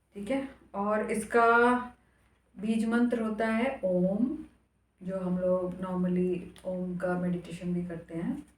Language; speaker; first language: Hindi; native; Hindi